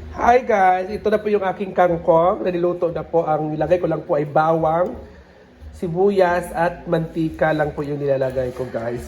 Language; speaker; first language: Filipino; non-native, local second language; Cebuano